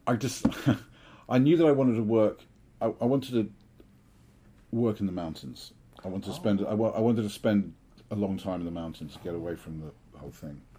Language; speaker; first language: English; native; English